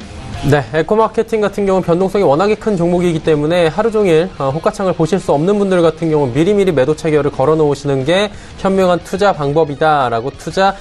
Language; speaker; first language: Korean; native; Korean